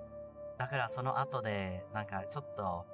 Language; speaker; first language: Japanese; non-native, learner; English